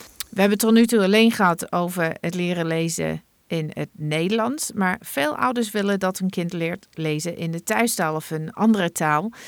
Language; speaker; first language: Dutch; non-native, fluent; English